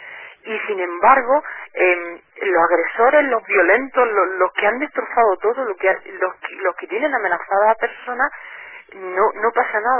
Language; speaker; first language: Spanish; native; Spanish